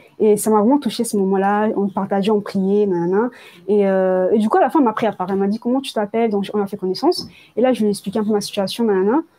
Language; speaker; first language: French; early bilingual, other home language; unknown